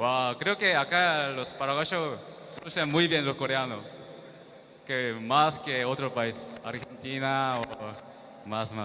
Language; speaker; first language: Spanish; non-native, learner; Korean